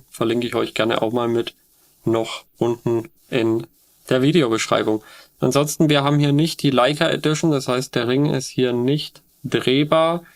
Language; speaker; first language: German; native; German